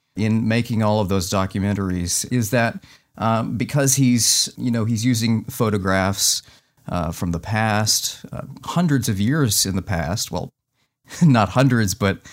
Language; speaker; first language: English; native; English